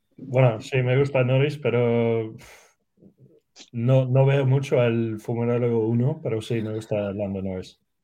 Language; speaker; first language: Spanish; non-native, learner; English